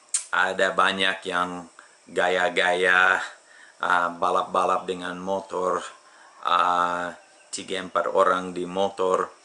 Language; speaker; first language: Indonesian; non-native, fluent; English